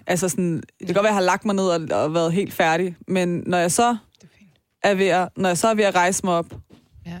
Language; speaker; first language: Danish; early bilingual, other home language; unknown